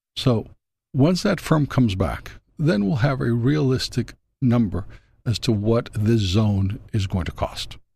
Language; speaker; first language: English; non-native, fluent; Spanish